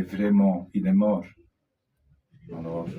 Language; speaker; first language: French; non-native, fluent; Dutch